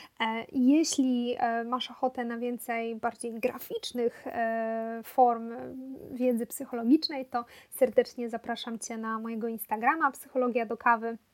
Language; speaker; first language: Polish; native; Polish